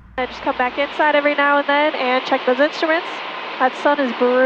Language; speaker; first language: English; native; English